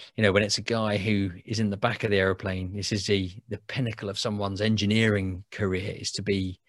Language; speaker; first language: English; native; English